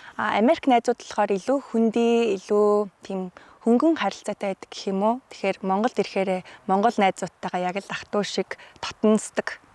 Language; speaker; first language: Mongolian; early bilingual, heritage; Mongolian